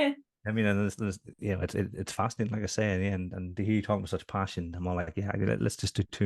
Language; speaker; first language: English; native; English